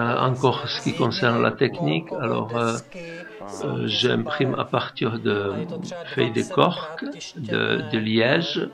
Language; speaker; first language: French; non-native, fluent; Czech